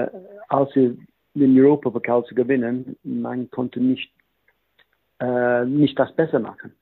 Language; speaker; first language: German; non-native, fluent; English